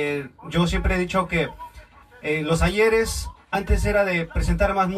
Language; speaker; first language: Spanish; native; Spanish